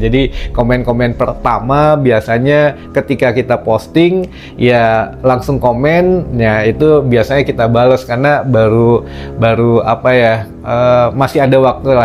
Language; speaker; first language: Indonesian; native; Indonesian